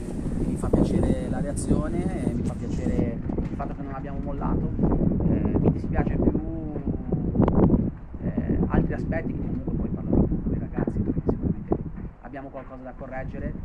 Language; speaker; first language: Italian; native; Italian